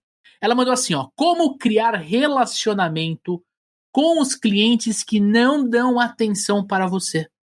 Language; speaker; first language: Portuguese; native; Portuguese